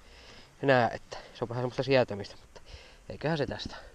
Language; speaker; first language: Finnish; native; Finnish